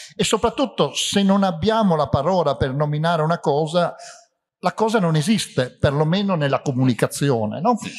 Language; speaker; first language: Italian; native; Italian